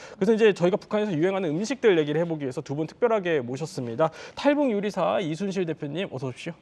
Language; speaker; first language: Korean; native; Korean